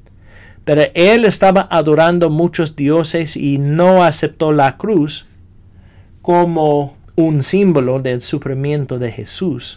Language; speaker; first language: Spanish; non-native, fluent; English